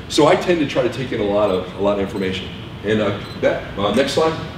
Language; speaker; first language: English; native; English